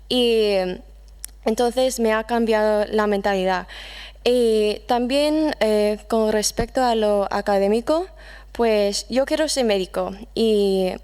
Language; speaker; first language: Spanish; non-native, fluent; English